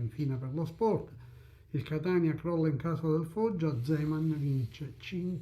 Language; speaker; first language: Italian; native; Italian